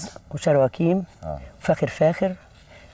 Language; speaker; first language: Arabic; native; Arabic